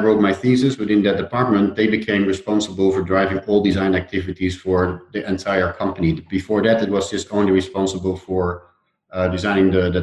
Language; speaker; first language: English; non-native, fluent; Dutch